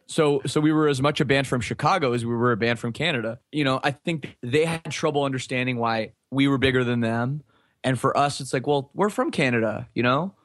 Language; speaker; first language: English; native; English